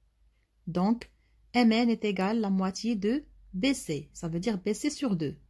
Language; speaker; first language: French; non-native, local second language; Arabic